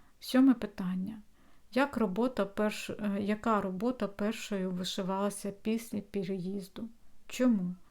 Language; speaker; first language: Ukrainian; non-native, local second language; Russian